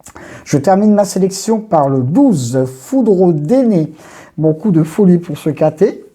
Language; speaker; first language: French; native; French